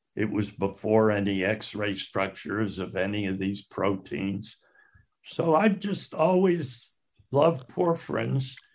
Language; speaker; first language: English; native; English